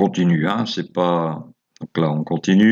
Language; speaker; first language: French; native; French